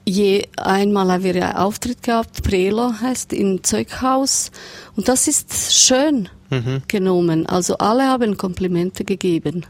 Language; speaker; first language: German; non-native, learner; Serbian